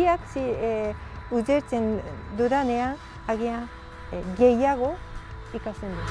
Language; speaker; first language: Basque; non-native, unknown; Japanese